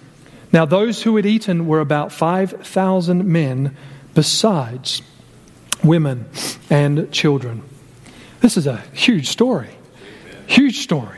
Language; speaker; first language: English; native; English